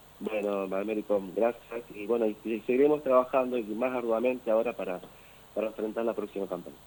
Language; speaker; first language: Spanish; native; Spanish